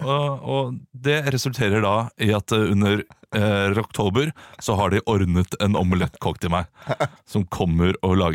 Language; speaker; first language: Norwegian; native; Norwegian